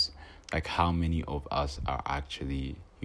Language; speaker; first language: English; non-native, local second language; Bemba